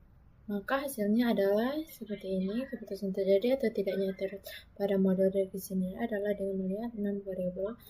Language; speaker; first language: Indonesian; native; Indonesian